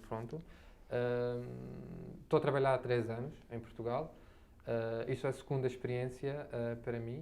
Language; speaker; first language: Portuguese; non-native, fluent; Arabic